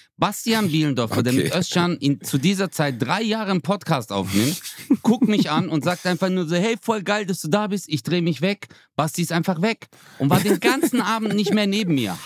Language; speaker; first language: German; early bilingual, other home language; Turkish